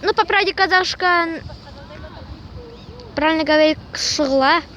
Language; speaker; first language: Russian; native; Russian